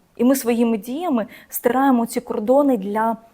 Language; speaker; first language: Ukrainian; non-native, local second language; Russian